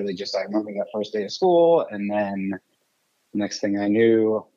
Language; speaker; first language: English; early bilingual, other home language; French